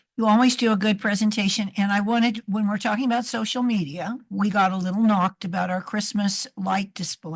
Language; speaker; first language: English; native; English